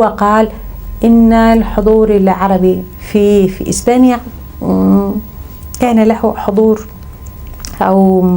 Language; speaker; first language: Arabic; non-native, fluent; Spanish